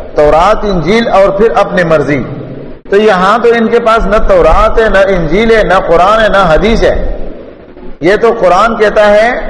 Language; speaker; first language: Urdu; non-native, local second language; Pashto